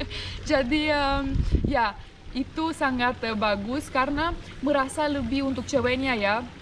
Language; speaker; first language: Indonesian; non-native, fluent; Romanian